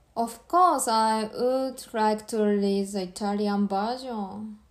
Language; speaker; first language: English; non-native, learner; Japanese